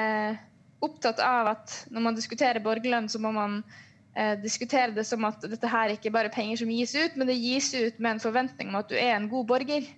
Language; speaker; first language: Norwegian; native; Norwegian